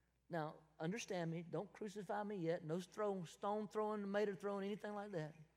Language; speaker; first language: English; native; English